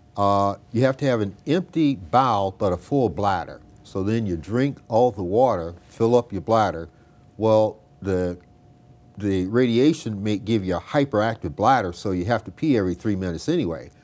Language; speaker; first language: English; native; English